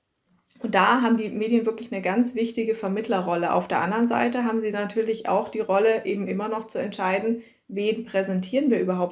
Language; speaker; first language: German; native; German